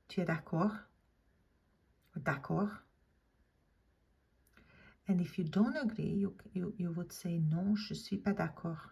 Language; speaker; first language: French; non-native, fluent; English